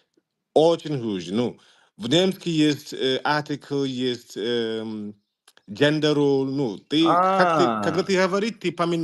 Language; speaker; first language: Russian; non-native, learner; Igbo